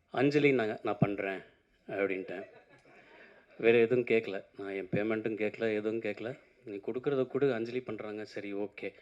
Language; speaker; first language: Tamil; non-native, local second language; Telugu